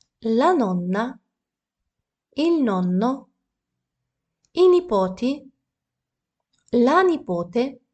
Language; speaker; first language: Italian; non-native, fluent; Ukrainian